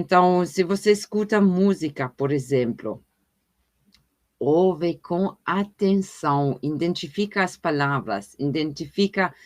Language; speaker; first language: Portuguese; non-native, fluent; German